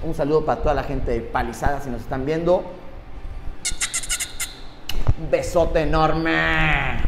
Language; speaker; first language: Spanish; native; Spanish